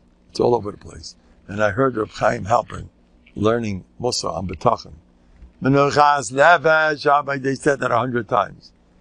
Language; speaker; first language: English; native; English